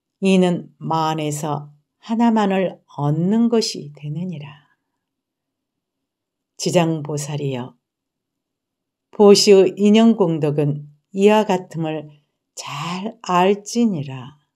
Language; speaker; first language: Korean; native; Korean